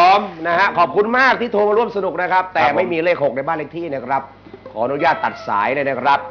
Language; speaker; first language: Thai; native; Thai